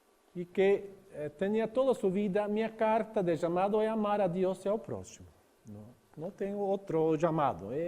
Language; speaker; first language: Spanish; non-native, learner; Norwegian